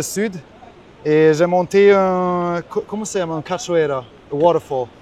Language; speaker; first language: French; non-native, learner; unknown